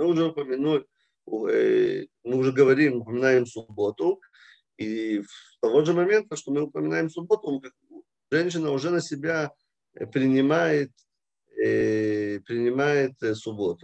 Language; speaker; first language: Russian; early bilingual, heritage; Russian